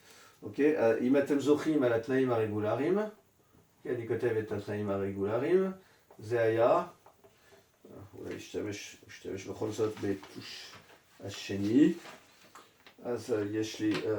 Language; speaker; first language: Hebrew; non-native, fluent; French